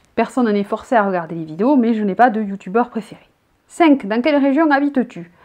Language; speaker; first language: French; native; French